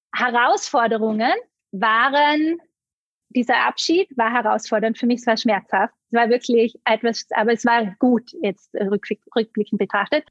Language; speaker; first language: German; native; German